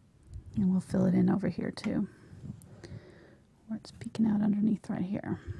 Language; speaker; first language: English; native; English